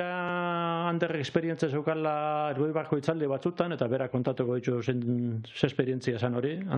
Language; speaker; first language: Basque; native; Basque